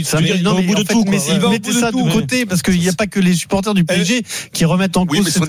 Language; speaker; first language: French; native; French